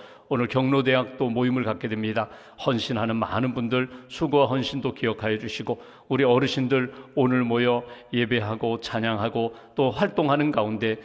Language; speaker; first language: Korean; native; Korean